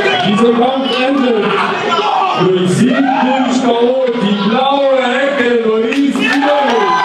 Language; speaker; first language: German; native; German